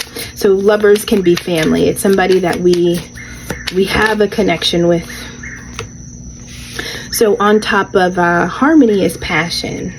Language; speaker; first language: English; native; English